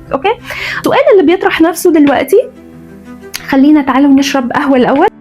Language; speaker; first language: Egyptian Arabic; early bilingual, heritage; Arabic